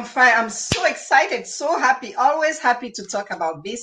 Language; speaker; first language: English; non-native, local second language; French